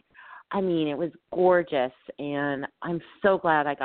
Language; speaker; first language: English; native; English